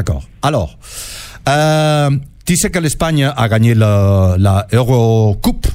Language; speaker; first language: French; non-native, learner; Catalan